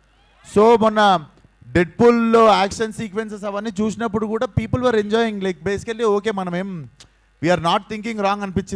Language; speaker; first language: Telugu; native; Telugu